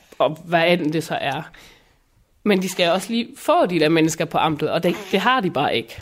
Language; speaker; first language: Danish; non-native, local second language; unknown